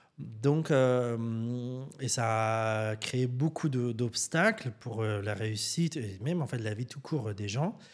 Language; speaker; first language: French; non-native, fluent; Persian